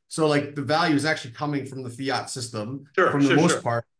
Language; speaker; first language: English; native; English